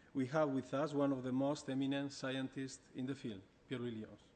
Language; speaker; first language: English; non-native, fluent; Basque